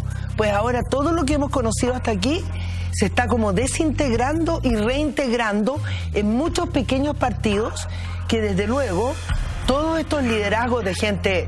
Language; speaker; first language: Spanish; native; Spanish